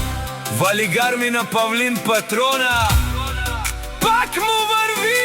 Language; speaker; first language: Bulgarian; non-native, local second language; Romany